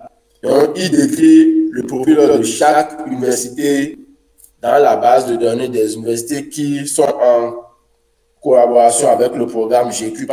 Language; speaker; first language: French; non-native, local second language; Fon